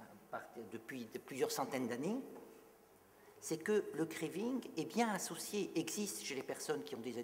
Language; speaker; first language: French; native; French